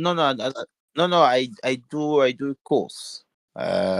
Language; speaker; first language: English; non-native, learner; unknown